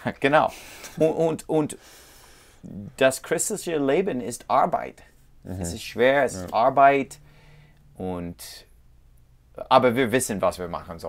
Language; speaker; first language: German; non-native, learner; English